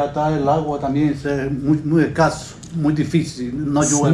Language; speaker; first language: Spanish; early bilingual, other home language; Japanese